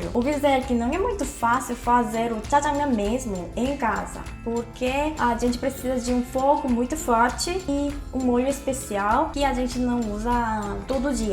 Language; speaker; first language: Portuguese; non-native, fluent; Korean